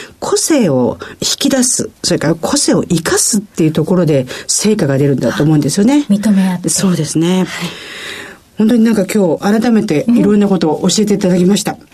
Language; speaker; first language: Japanese; native; Japanese